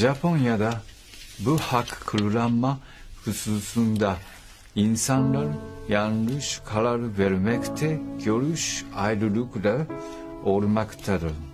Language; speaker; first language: Turkish; non-native, learner; Japanese